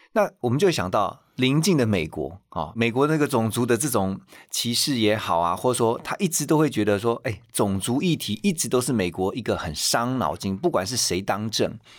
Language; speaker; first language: Chinese; native; Chinese